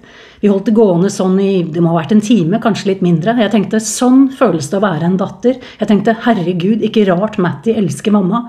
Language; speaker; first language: Norwegian; native; Norwegian